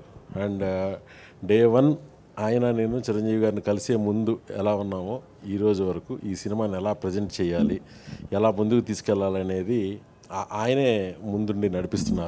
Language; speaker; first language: Telugu; native; Telugu